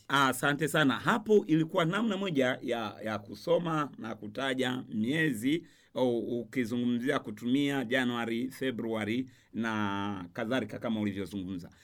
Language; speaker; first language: Swahili; non-native, local second language; Rundi